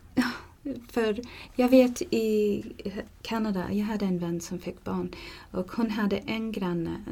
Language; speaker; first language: Swedish; non-native, fluent; English